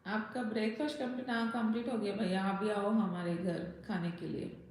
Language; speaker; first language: Hindi; non-native, local second language; Telugu